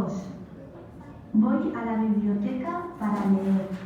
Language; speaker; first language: Spanish; non-native, learner; English